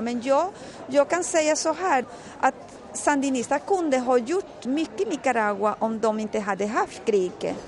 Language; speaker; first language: Swedish; non-native, fluent; Spanish